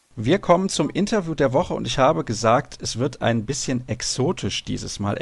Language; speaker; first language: German; native; German